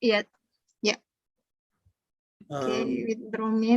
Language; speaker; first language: English; non-native, learner; Indonesian